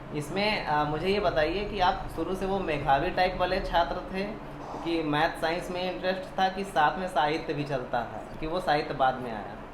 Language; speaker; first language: Hindi; native; Hindi